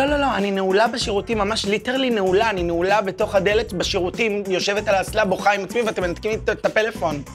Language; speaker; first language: Hebrew; native; Hebrew